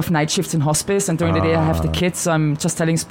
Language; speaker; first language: English; non-native, fluent; German